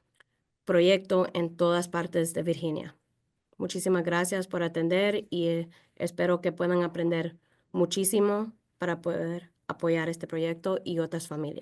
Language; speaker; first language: Spanish; early bilingual, heritage; Spanish